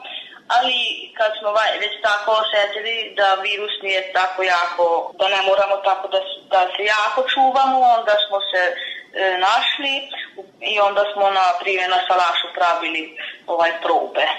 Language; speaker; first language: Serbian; non-native, local second language; Hungarian